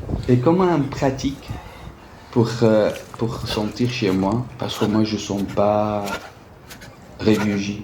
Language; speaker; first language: French; non-native, fluent; Arabic